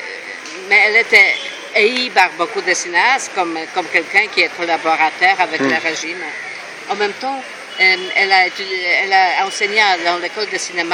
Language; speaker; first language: French; non-native, fluent; Polish